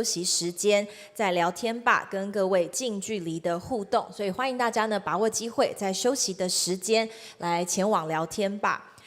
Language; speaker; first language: Chinese; native; Chinese